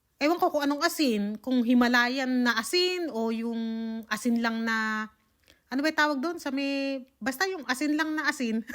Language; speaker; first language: Filipino; native; Filipino